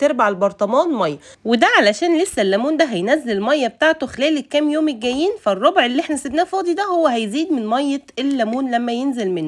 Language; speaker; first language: Arabic; native; Arabic